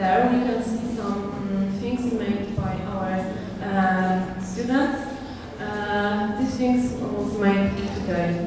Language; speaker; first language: English; non-native, learner; Polish